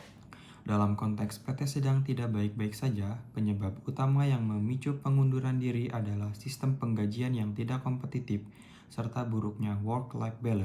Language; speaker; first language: Indonesian; native; Indonesian